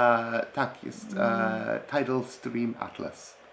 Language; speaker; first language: Polish; non-native, learner; English